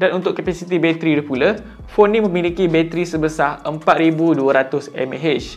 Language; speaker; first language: Malay; native; Malay